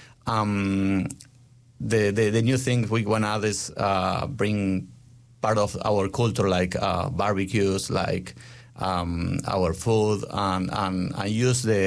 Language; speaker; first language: English; non-native, learner; Spanish